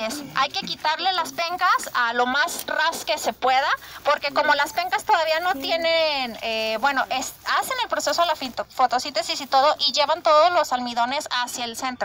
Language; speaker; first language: Spanish; native; Spanish